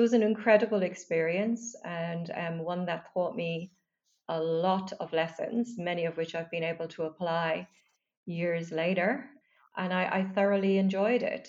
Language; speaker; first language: English; native; English